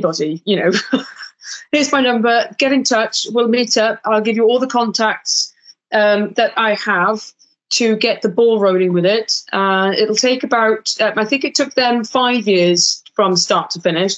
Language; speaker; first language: English; native; English